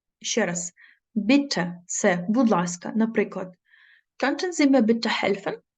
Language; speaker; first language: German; non-native, fluent; Ukrainian